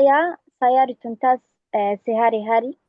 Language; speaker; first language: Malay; non-native, learner; Arabic